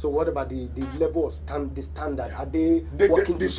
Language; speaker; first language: English; native; English